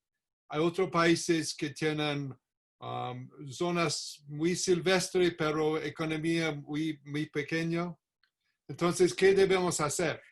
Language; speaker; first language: Spanish; non-native, learner; English